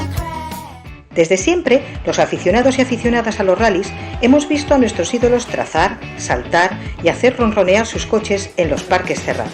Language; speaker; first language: Spanish; native; Spanish